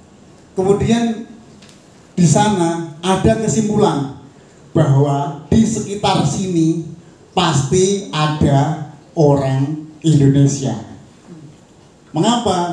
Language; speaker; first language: Indonesian; native; Indonesian